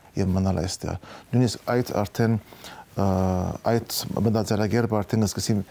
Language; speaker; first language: Armenian; early bilingual, heritage; Armenian